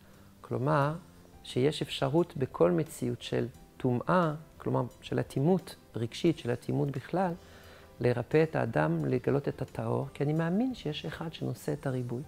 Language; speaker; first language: Hebrew; non-native, fluent; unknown